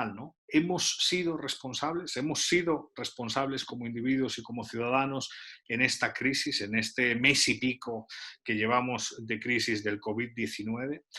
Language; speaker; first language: Spanish; native; Spanish